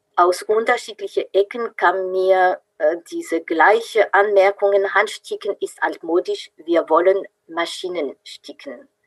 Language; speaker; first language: German; non-native, fluent; French